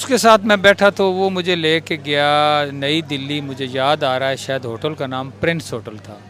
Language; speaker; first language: Urdu; non-native, local second language; Punjabi